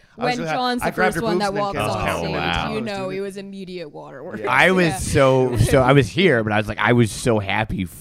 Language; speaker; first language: English; native; English